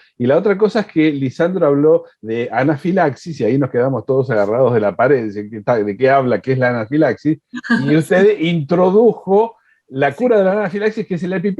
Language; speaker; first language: Spanish; native; Spanish